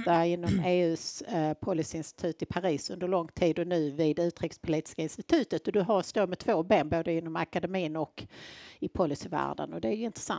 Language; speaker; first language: Swedish; native; Swedish